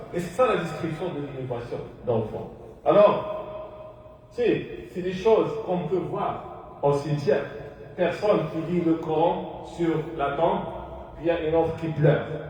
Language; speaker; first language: French; non-native, local second language; Arabic